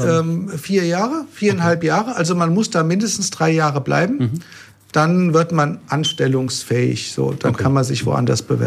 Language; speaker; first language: German; native; German